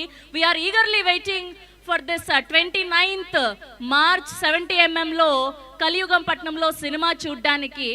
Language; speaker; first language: Telugu; native; Telugu